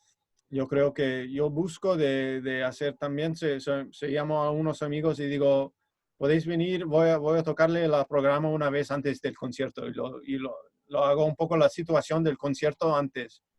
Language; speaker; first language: Spanish; non-native, fluent; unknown